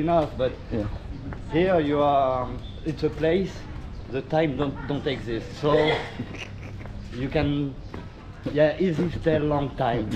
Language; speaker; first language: English; non-native, learner; French